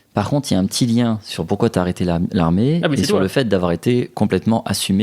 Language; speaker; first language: French; native; French